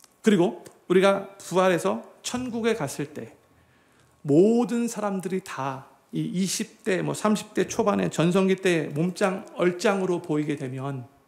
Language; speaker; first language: Korean; native; Korean